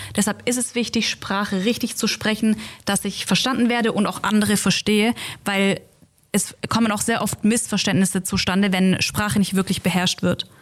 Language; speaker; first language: German; native; German